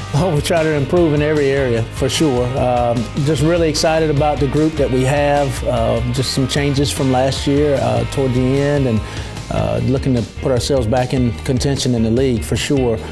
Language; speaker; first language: English; native; English